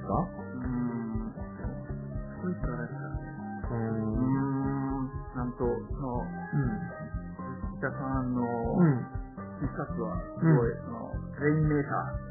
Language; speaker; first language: Japanese; non-native, learner; Italian